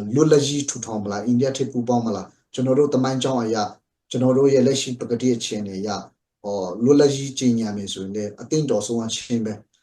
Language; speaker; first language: Burmese; non-native, local second language; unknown